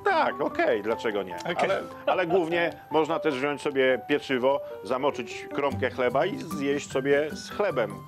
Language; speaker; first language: Polish; native; Polish